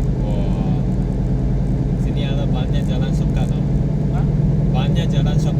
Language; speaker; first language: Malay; non-native, local second language; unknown